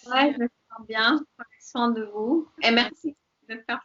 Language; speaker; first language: French; non-native, fluent; Spanish